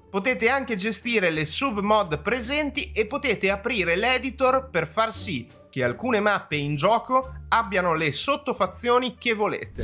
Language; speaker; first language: Italian; native; Italian